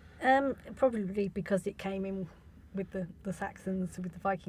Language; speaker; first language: English; native; English